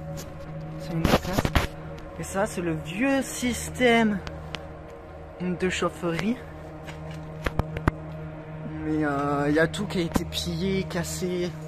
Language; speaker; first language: French; native; French